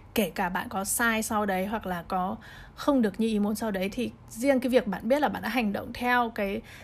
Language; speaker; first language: Vietnamese; early bilingual, heritage; Vietnamese